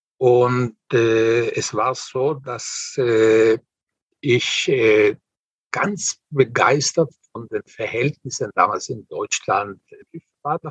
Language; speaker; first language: German; non-native, fluent; Hebrew